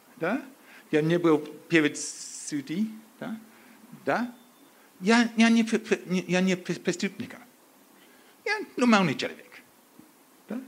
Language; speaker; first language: Polish; non-native, learner; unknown